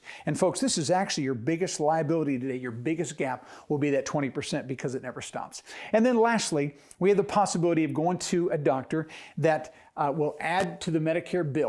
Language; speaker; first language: English; native; English